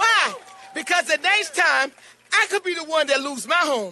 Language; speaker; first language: English; native; English